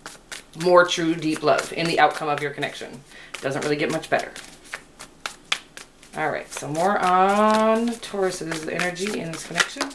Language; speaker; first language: English; native; English